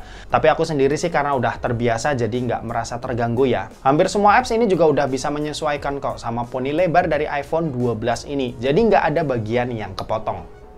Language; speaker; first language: Indonesian; native; Indonesian